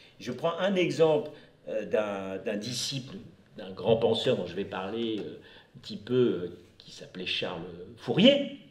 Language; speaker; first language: French; native; French